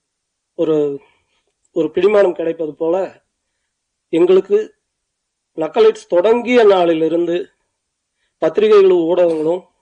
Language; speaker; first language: Tamil; native; Tamil